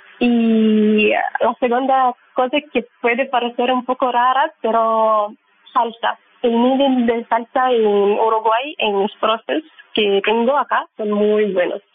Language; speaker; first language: Spanish; non-native, learner; Russian